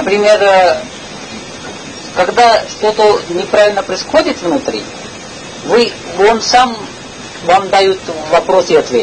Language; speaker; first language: Russian; non-native, learner; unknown